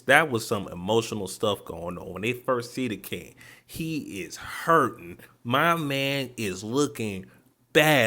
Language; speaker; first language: English; native; English